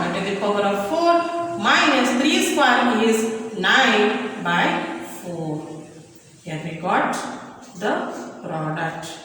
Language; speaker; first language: English; non-native, local second language; Kannada